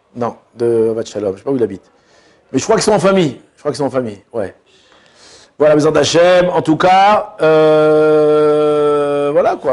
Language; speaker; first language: French; native; French